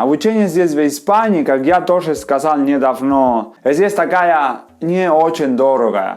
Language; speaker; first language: Russian; non-native, fluent; Spanish